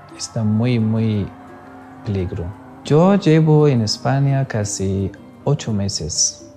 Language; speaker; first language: Spanish; non-native, learner; Persian